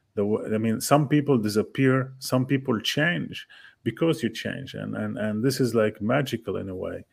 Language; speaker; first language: English; non-native, fluent; Arabic